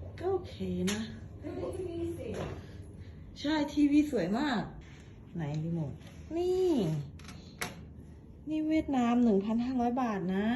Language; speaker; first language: Thai; native; Thai